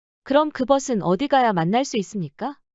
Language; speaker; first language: Korean; native; Korean